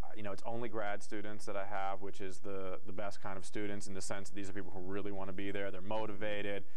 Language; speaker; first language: English; native; English